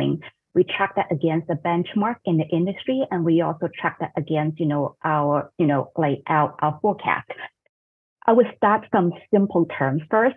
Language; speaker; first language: English; non-native, fluent; Cantonese